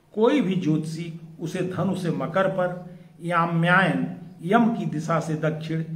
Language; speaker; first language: Hindi; native; Hindi